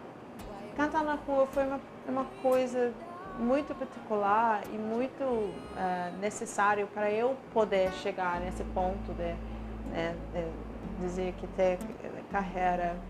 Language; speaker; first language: Portuguese; non-native, fluent; English